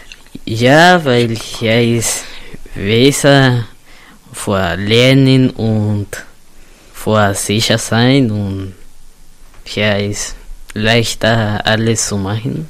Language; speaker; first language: German; non-native, learner; Spanish